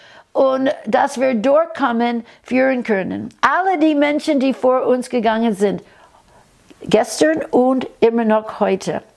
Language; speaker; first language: German; non-native, fluent; English